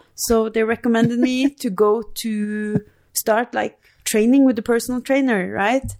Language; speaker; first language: English; non-native, fluent; Norwegian